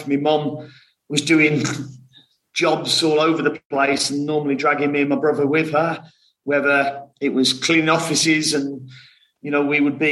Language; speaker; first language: English; native; English